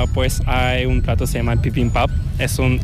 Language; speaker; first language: Spanish; non-native, fluent; Korean